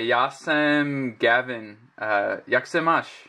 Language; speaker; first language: Czech; non-native, learner; English